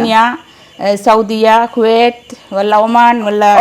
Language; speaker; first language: Arabic; non-native, learner; Sinhala